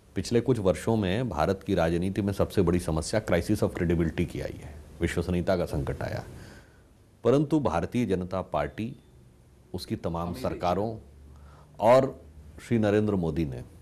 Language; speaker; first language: Hindi; native; Hindi